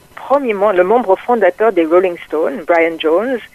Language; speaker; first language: French; non-native, fluent; English